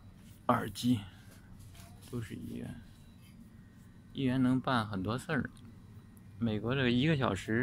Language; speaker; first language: Chinese; native; Chinese